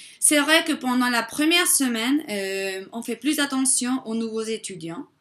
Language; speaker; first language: French; non-native, fluent; Spanish